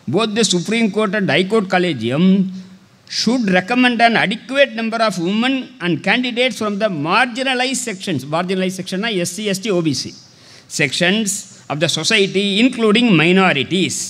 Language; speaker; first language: English; non-native, local second language; Tamil